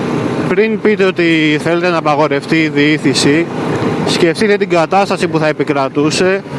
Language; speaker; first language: Greek; native; Greek